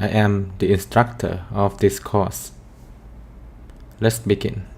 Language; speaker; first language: English; non-native, fluent; Thai